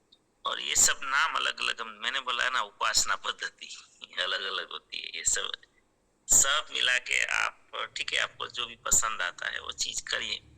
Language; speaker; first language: Hindi; native; Hindi